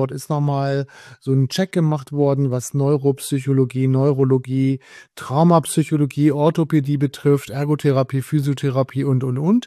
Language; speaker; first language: German; native; German